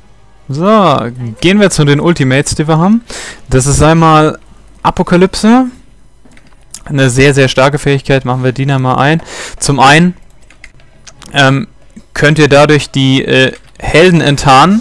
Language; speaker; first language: German; native; German